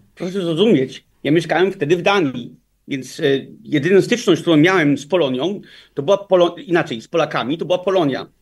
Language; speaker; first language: Polish; early bilingual, heritage; Danish